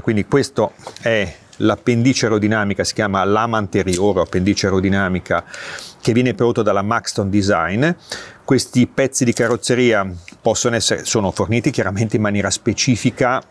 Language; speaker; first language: Italian; native; Italian